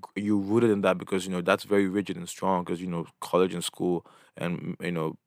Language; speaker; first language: English; non-native, local second language; Igbo